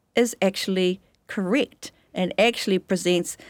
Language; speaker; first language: English; native; English